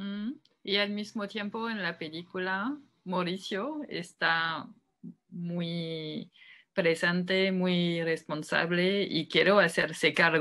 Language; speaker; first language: Spanish; non-native, fluent; French